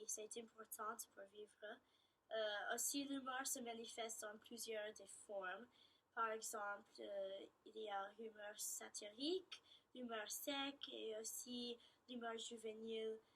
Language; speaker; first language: French; non-native, learner; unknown